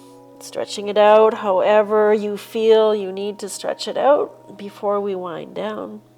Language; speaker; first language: English; native; English